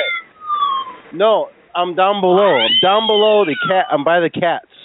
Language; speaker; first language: English; native; English